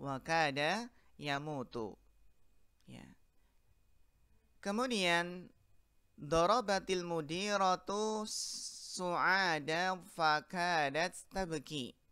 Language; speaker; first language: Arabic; non-native, fluent; Indonesian